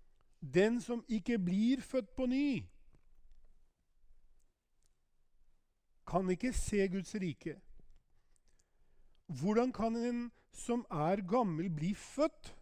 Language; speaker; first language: Norwegian; non-native, fluent; Albanian